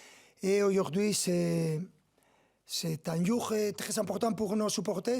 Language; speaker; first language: French; non-native, learner; Spanish